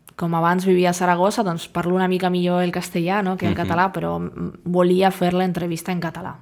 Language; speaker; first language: Catalan; non-native, fluent; Russian